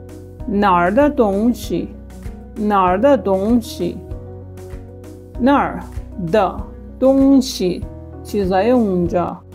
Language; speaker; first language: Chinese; non-native, fluent; Persian